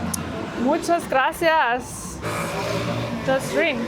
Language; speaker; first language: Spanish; non-native, learner; Persian